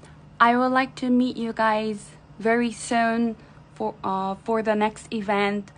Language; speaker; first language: English; non-native, fluent; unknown